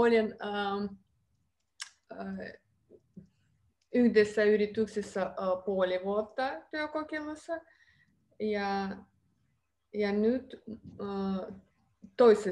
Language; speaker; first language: Finnish; non-native, learner; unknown